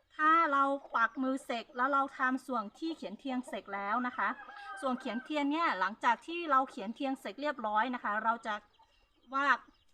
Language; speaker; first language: Thai; non-native, local second language; Hmong